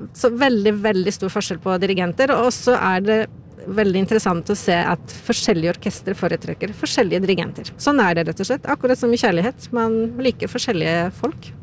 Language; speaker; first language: Norwegian; non-native, fluent; Polish